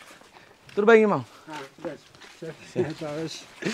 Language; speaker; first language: Portuguese; non-native, learner; Vietnamese